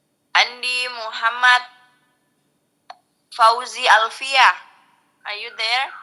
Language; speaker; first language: English; non-native, local second language; Indonesian